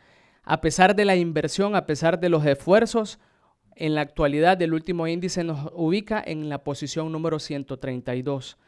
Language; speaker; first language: Spanish; native; Spanish